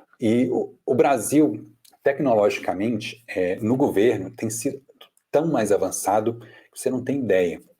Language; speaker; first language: Portuguese; non-native, fluent; English